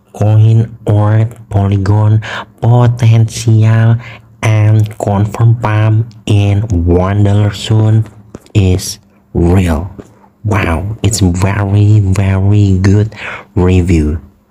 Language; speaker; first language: English; non-native, learner; Indonesian